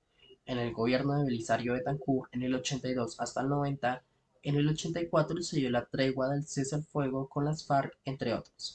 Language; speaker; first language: Spanish; native; Spanish